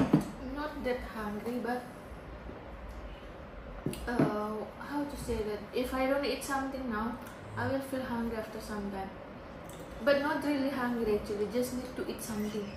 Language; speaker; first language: English; non-native, learner; Indonesian